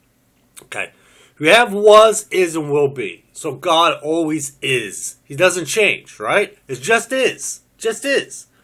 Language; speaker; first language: English; native; English